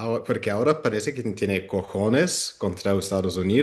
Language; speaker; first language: Spanish; non-native, fluent; Dutch